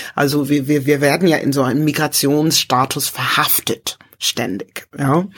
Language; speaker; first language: German; early bilingual, other home language; English